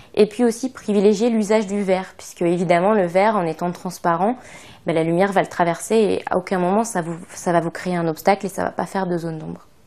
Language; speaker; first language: French; native; French